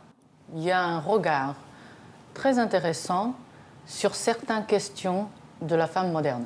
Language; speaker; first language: French; non-native, fluent; Chinese